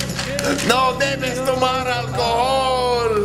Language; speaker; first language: Spanish; non-native, learner; English